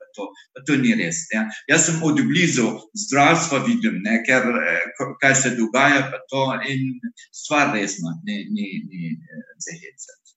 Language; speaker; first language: Slovenian; non-native, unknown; Arabic